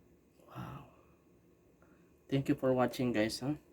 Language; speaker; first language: English; non-native, local second language; Filipino